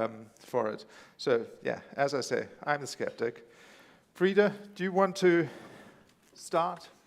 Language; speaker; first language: English; non-native, fluent; Icelandic